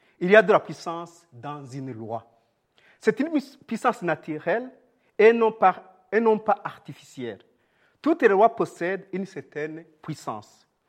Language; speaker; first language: French; non-native, local second language; Rundi